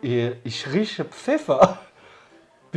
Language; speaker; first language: German; non-native, learner; Malagasy